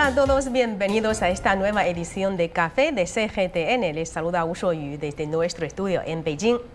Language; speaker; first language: Spanish; non-native, fluent; Chinese